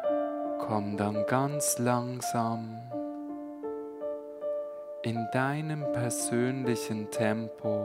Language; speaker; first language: German; native; German